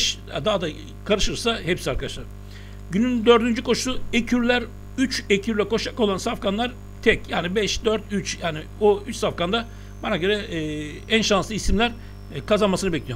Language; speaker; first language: Turkish; native; Turkish